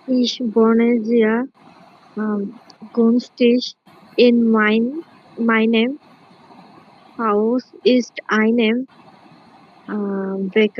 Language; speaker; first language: German; non-native, learner; Bangla